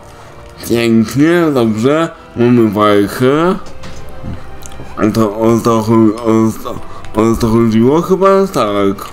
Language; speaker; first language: Polish; native; Polish